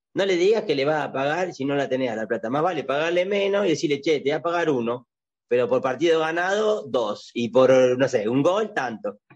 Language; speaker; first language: Spanish; native; Spanish